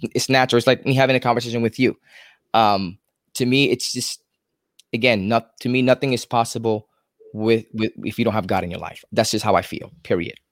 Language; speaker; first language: English; native; English